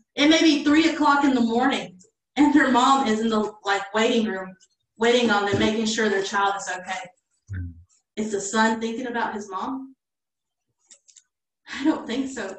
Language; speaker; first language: English; early bilingual, other home language; Spanish